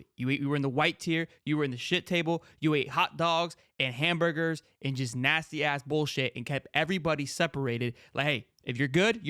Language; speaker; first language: English; native; English